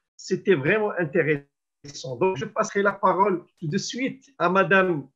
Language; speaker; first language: French; non-native, local second language; Arabic